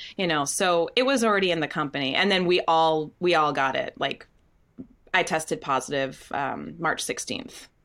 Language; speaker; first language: English; native; English